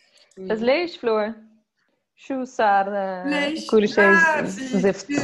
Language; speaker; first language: Arabic; non-native, learner; Dutch